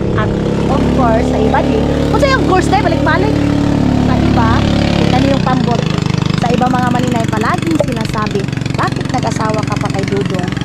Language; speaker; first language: Filipino; non-native, local second language; Cebuano